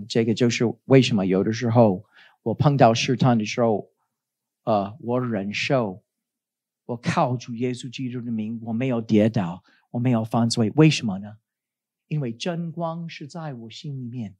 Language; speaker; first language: Chinese; non-native, fluent; English